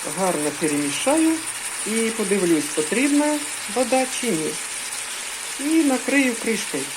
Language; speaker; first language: Ukrainian; non-native, local second language; Russian